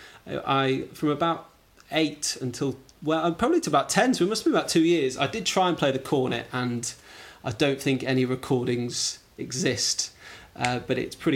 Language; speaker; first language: English; native; English